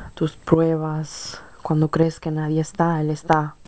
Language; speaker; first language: Spanish; early bilingual, heritage; Spanish